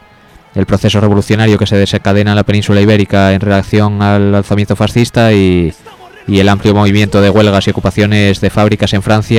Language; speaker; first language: Spanish; native; Spanish